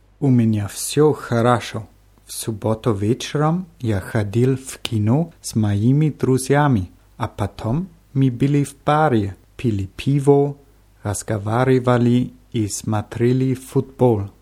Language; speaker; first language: Russian; non-native, learner; German